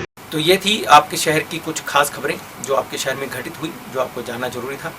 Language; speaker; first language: Hindi; native; Hindi